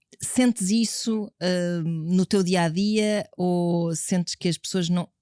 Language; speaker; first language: Portuguese; native; Portuguese